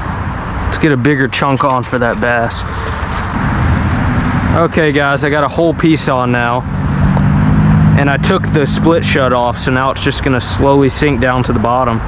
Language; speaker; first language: English; native; English